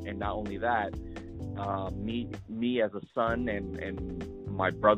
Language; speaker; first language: English; native; English